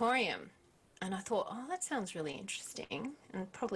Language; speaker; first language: English; native; English